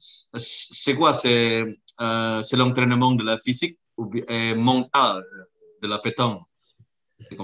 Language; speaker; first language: French; non-native, learner; Indonesian